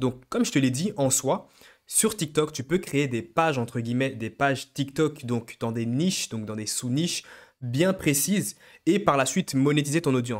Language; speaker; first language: French; native; French